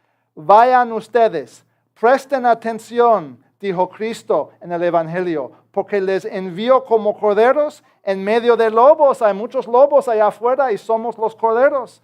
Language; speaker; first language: Spanish; non-native, fluent; English